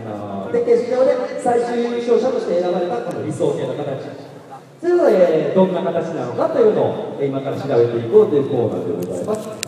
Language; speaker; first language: Japanese; native; Japanese